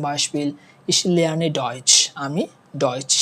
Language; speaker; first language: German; non-native, fluent; Bangla